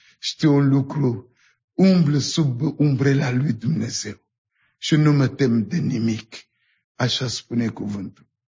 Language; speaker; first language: Romanian; non-native, fluent; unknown